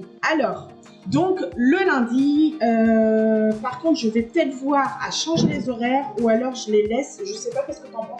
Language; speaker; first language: French; native; French